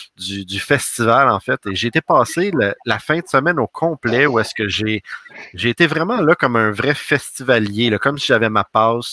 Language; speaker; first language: French; native; French